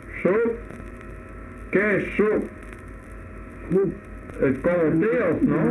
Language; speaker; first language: Spanish; non-native, learner; English